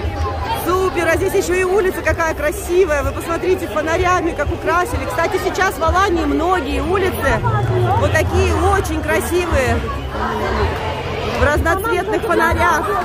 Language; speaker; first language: Russian; native; Russian